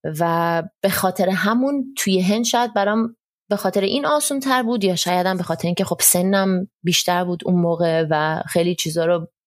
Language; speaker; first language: Persian; early bilingual, heritage; Persian